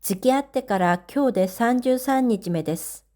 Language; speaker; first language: Japanese; non-native, fluent; Korean